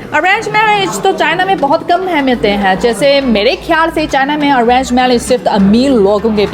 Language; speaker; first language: Hindi; non-native, learner; Chinese